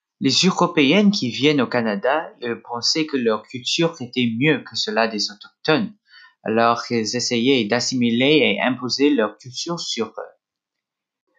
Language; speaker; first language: French; non-native, local second language; English